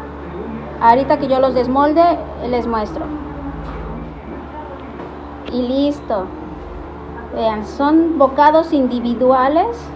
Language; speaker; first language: Spanish; native; Spanish